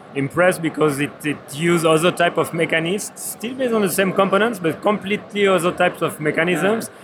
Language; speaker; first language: English; non-native, fluent; French